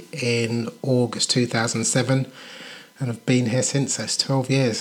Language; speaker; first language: English; native; English